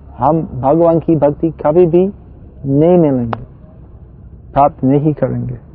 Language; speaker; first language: Hindi; non-native, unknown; English